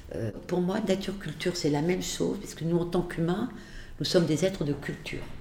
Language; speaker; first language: French; native; French